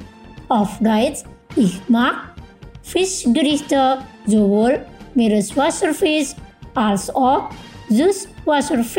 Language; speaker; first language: German; non-native, local second language; Indonesian